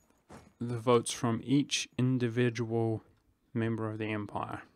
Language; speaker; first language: English; native; English